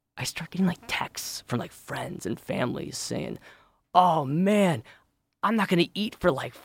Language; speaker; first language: English; native; English